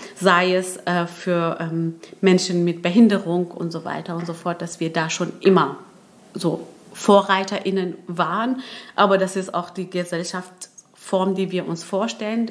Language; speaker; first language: German; early bilingual, other home language; Persian